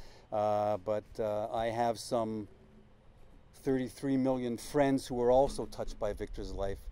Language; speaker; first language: English; native; English